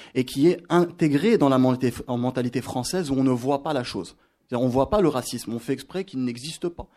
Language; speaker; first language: French; non-native, local second language; Arabic